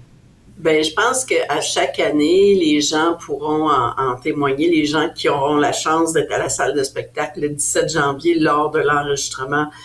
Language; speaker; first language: French; native; French